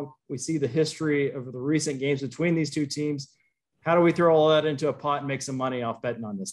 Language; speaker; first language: English; native; English